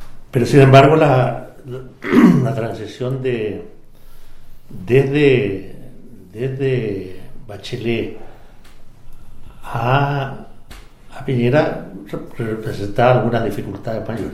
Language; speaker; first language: Spanish; native; Spanish